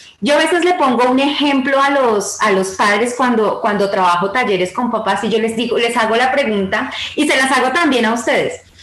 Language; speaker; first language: Spanish; native; Spanish